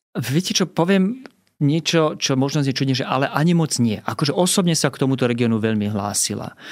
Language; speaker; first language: Slovak; native; Slovak